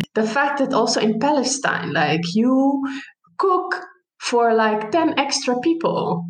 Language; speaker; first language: English; non-native, fluent; Arabic